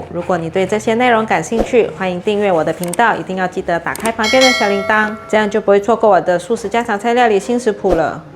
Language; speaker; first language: Chinese; native; Chinese